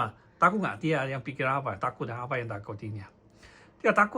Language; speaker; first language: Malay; non-native, fluent; Chinese